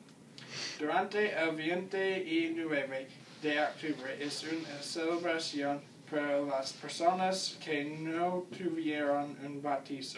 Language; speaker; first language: Spanish; non-native, learner; English